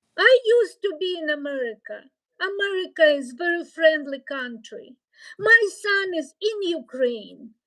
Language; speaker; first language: English; non-native, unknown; Ukrainian